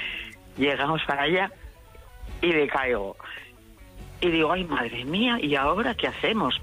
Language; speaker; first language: Spanish; native; Spanish